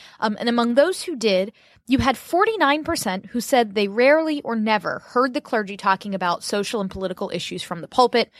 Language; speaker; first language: English; native; English